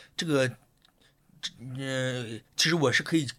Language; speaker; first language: Chinese; native; Chinese